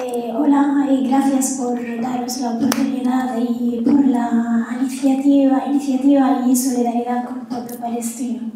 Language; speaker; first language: Spanish; non-native, fluent; Arabic